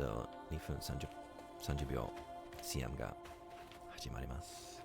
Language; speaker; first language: Japanese; non-native, learner; English